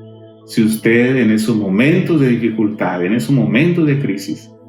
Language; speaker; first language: Spanish; native; Spanish